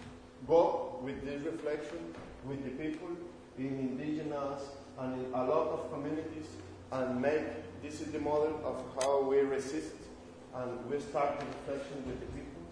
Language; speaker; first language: English; non-native, learner; Spanish